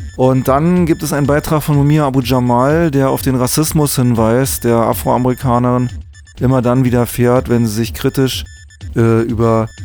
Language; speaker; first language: German; native; German